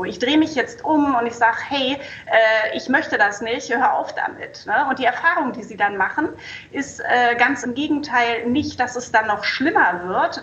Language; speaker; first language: German; native; German